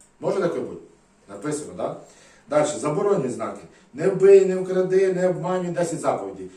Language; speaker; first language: Ukrainian; native; Ukrainian